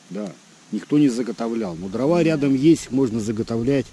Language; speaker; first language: Russian; native; Russian